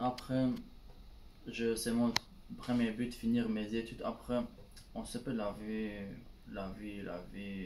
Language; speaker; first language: French; non-native, learner; Turkish